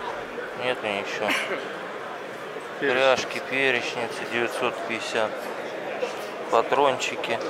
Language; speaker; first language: Russian; native; Russian